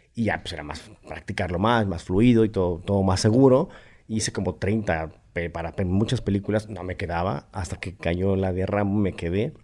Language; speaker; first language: Spanish; native; Spanish